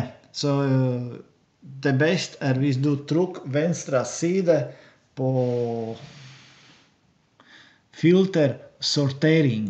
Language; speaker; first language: Swedish; non-native, learner; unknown